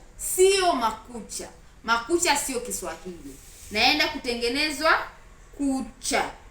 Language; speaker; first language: Swahili; native; Swahili